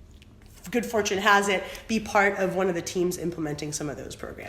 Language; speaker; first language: English; early bilingual, other home language; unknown